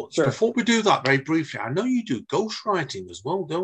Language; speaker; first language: English; native; English